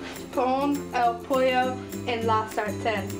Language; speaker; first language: Spanish; non-native, learner; English